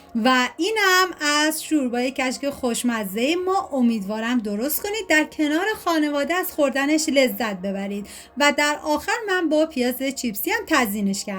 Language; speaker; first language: Persian; native; Persian